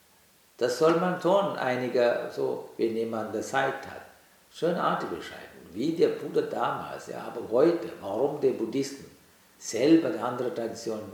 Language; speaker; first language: German; non-native, learner; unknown